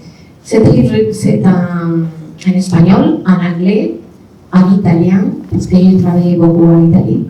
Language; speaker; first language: French; non-native, fluent; Spanish